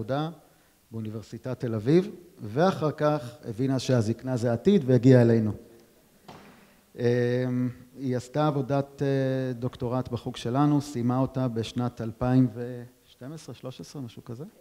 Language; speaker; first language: Hebrew; native; Hebrew